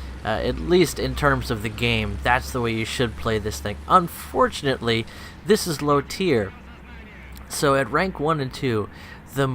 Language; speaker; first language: English; native; English